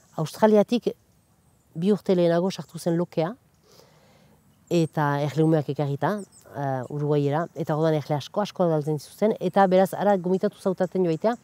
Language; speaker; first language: Basque; native; Basque